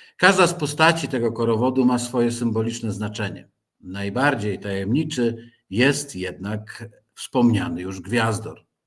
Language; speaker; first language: Polish; native; Polish